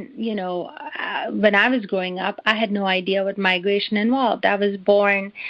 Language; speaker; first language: English; non-native, local second language; Urdu